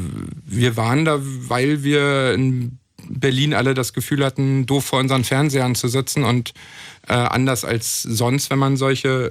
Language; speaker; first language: German; native; German